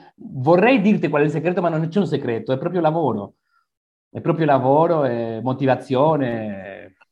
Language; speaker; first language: Italian; non-native, learner; Spanish